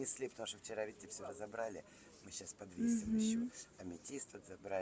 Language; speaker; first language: Russian; native; Russian